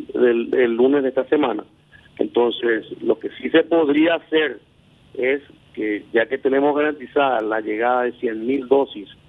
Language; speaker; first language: Spanish; native; Spanish